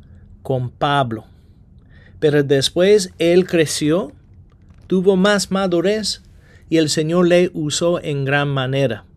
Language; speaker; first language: Spanish; non-native, fluent; English